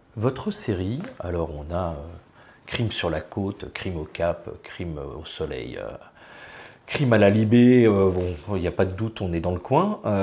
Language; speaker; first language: French; native; French